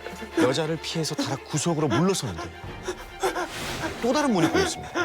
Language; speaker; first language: Korean; native; Korean